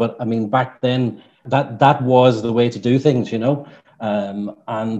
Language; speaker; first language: English; native; English